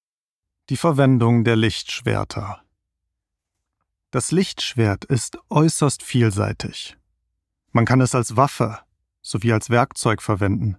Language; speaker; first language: German; native; German